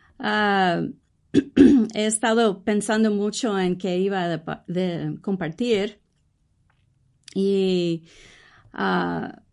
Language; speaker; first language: Spanish; early bilingual, heritage; English